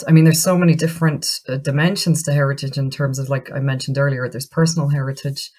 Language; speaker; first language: English; native; English